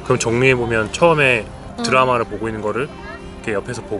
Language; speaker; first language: Korean; native; Korean